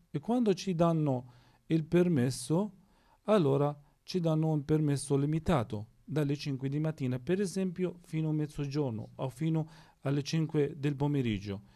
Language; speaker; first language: Italian; non-native, fluent; Arabic